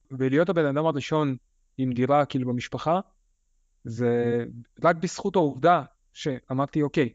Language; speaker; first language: Hebrew; early bilingual, other home language; Russian